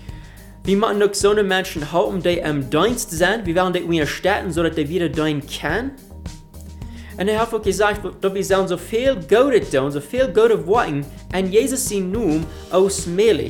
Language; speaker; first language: German; non-native, learner; Afrikaans